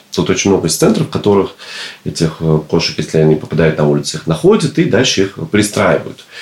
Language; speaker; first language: Russian; native; Russian